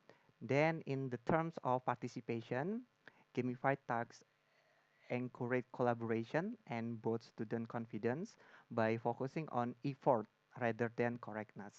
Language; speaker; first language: English; non-native, learner; Indonesian